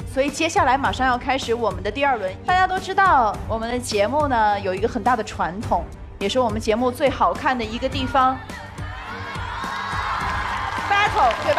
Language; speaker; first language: Chinese; native; Chinese